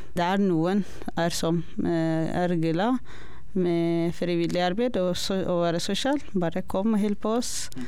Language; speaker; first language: Norwegian; non-native, learner; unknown